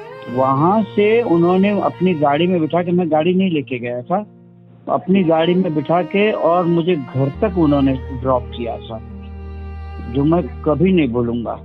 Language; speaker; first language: Hindi; native; Hindi